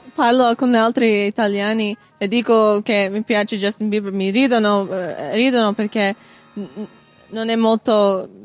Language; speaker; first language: Italian; non-native, learner; English